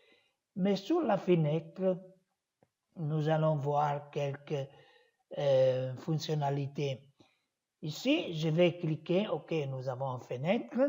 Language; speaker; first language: French; non-native, learner; Italian